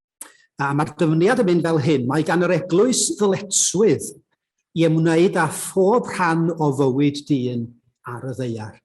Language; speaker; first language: Welsh; native; Welsh